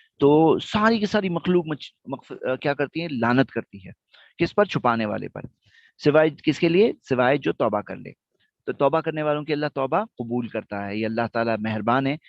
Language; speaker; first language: Urdu; non-native, local second language; Gujarati